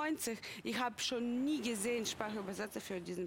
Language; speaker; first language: German; non-native, learner; Russian